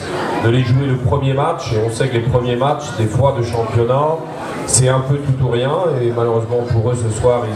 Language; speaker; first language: French; native; French